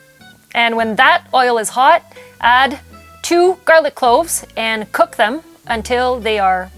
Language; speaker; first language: English; non-native, local second language; French